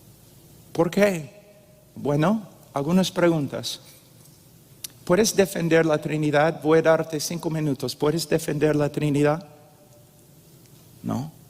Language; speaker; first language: Spanish; non-native, fluent; English